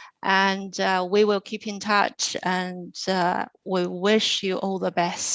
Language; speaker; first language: English; non-native, fluent; Chinese